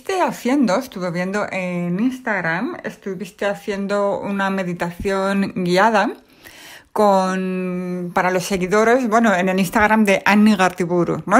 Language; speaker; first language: Spanish; native; Spanish